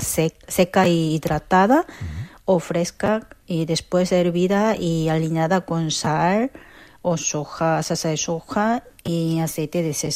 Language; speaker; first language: Spanish; non-native, fluent; Korean